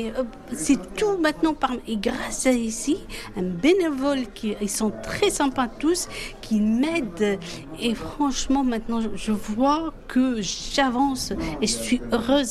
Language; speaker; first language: French; non-native, fluent; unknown